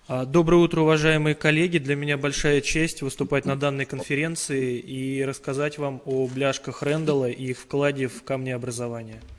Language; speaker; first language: Russian; native; Russian